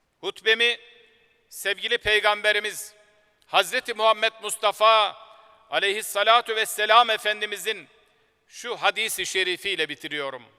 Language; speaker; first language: Turkish; native; Turkish